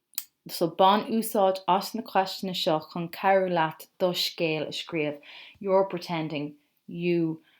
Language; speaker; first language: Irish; non-native, local second language; English